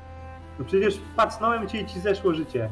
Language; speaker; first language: Polish; native; Polish